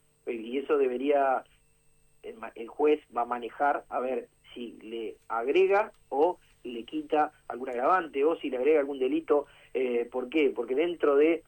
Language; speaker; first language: Spanish; native; Spanish